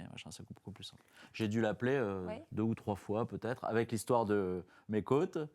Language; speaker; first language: French; native; French